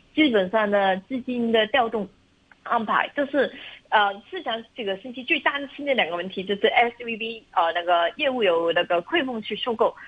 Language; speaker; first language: Chinese; non-native, local second language; Cantonese